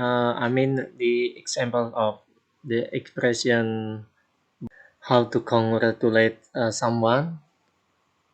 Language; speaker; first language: English; non-native, local second language; Indonesian